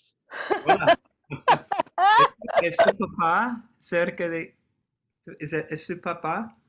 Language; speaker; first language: Spanish; non-native, learner; English